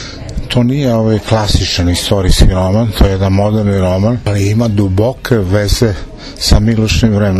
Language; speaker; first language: Serbian; native; Serbian